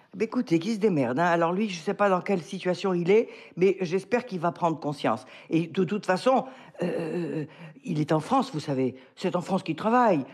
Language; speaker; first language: French; native; French